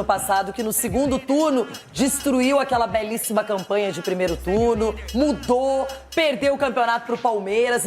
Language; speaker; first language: Portuguese; native; Portuguese